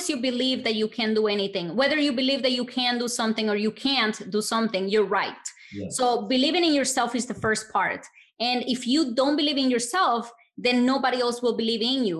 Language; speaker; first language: English; non-native, fluent; Spanish